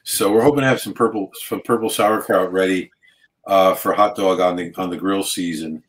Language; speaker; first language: English; native; English